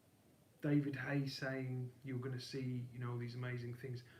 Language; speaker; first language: English; native; English